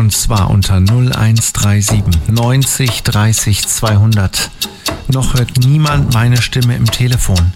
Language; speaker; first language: German; native; German